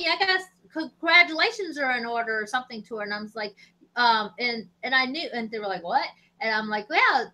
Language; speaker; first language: English; native; English